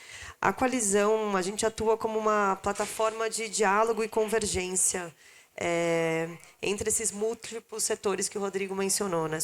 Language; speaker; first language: Portuguese; native; Portuguese